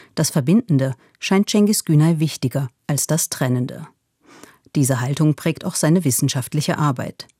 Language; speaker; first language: German; native; German